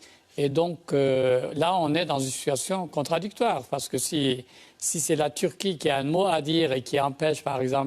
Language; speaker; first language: French; native; French